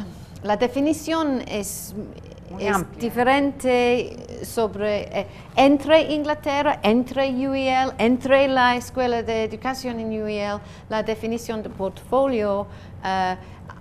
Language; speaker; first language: Spanish; non-native, learner; English